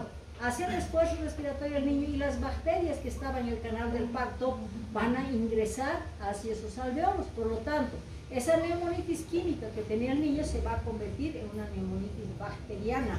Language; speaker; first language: Spanish; native; Spanish